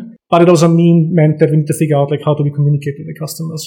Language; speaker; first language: English; non-native, fluent; German